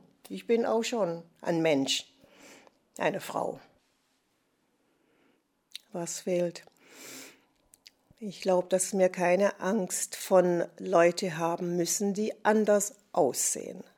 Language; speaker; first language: German; non-native, fluent; English